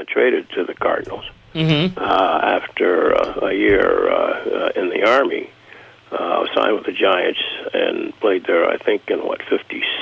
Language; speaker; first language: English; native; English